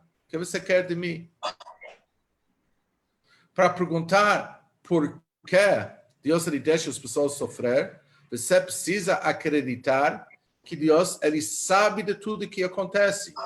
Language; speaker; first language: Portuguese; non-native, fluent; Hebrew